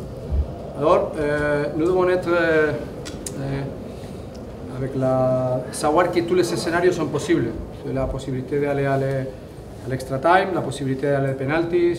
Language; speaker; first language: French; non-native, fluent; Spanish